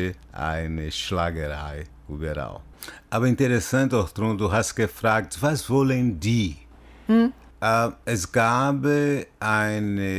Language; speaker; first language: German; non-native, learner; Portuguese